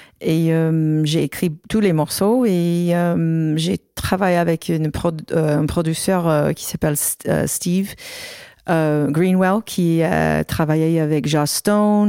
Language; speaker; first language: French; non-native, learner; English